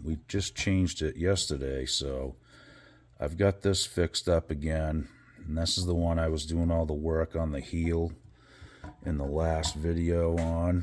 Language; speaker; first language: English; native; English